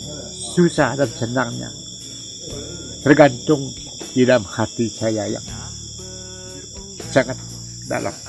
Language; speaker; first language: Indonesian; non-native, local second language; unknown